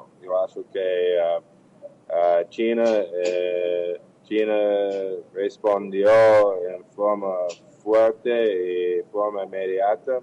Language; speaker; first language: Portuguese; non-native, learner; English